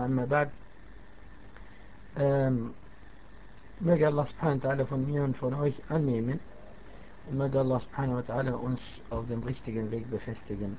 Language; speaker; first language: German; non-native, fluent; Arabic